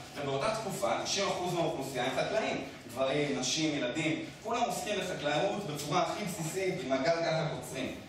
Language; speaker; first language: Hebrew; native; Hebrew